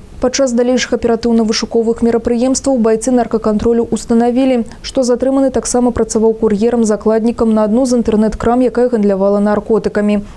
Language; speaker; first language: Belarusian; native; Belarusian